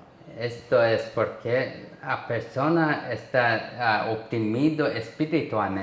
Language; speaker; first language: Spanish; non-native, learner; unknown